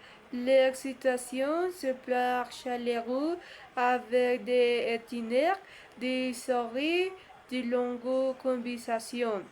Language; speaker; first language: French; non-native, learner; Spanish